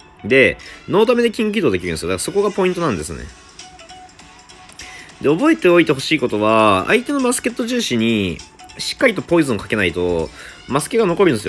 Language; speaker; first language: Japanese; native; Japanese